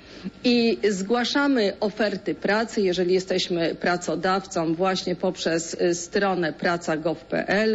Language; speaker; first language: Polish; native; Polish